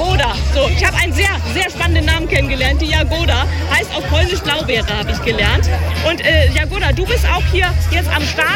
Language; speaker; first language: German; native; German